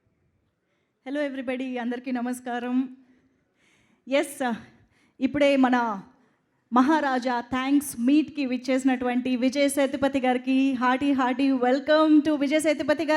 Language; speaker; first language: Telugu; native; Telugu